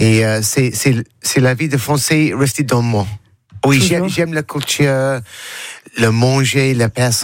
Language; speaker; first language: French; non-native, learner; English